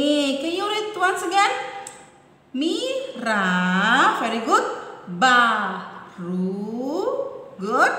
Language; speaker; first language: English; non-native, learner; Indonesian